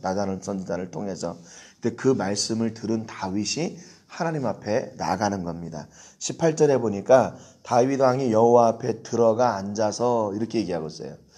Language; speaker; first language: Korean; native; Korean